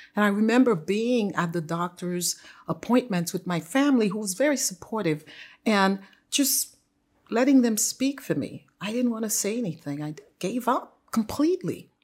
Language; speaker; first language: English; non-native, fluent; Haitian Creole